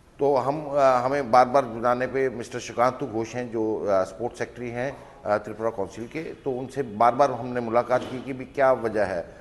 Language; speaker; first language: Hindi; native; Hindi